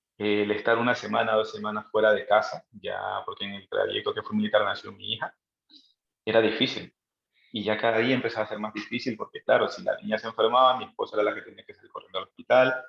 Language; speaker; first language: Spanish; native; Spanish